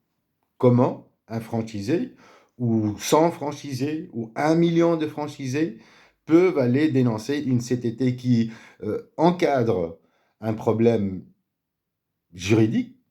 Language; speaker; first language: French; native; French